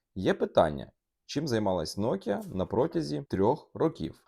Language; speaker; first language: Ukrainian; non-native, local second language; Russian